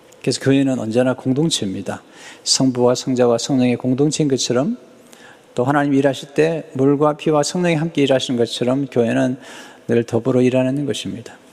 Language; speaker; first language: Korean; native; Korean